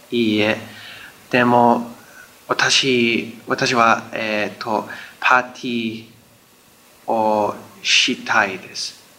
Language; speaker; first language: Japanese; non-native, learner; English